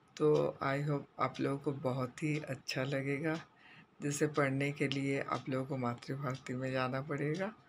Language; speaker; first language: Hindi; native; Hindi